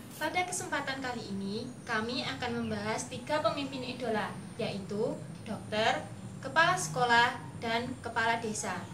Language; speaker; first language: Indonesian; native; Indonesian